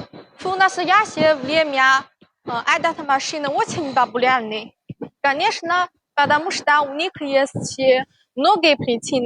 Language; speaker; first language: Russian; non-native, learner; Chinese